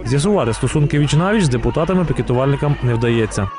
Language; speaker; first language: Ukrainian; native; Ukrainian